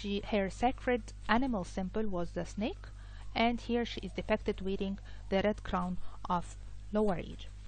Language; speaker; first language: English; non-native, fluent; Arabic